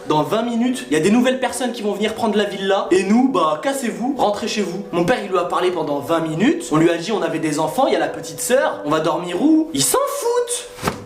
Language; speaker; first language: French; native; French